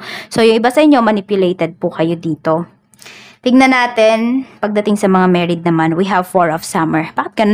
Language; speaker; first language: Filipino; native; Filipino